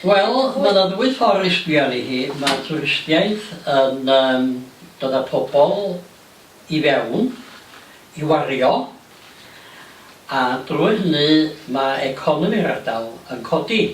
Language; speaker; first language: Welsh; native; Welsh